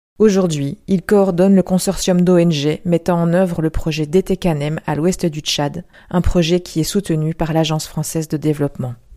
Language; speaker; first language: French; native; French